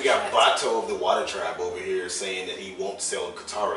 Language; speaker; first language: English; native; English